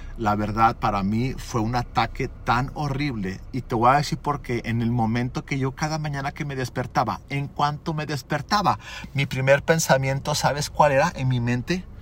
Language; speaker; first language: Spanish; early bilingual, other home language; English